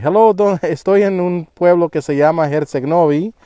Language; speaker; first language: Spanish; early bilingual, heritage; Spanish